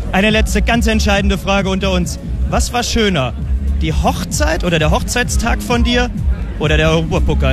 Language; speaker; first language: German; native; German